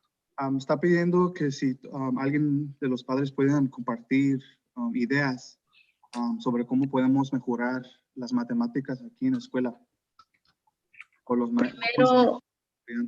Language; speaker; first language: Spanish; early bilingual, heritage; Spanish